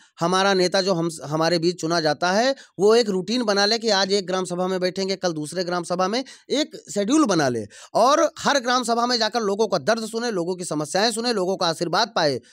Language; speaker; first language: Hindi; native; Hindi